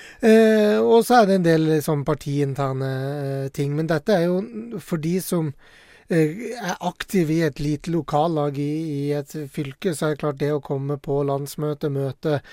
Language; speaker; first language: Norwegian; native; Norwegian